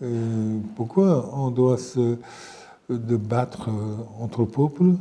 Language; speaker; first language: French; non-native, fluent; Japanese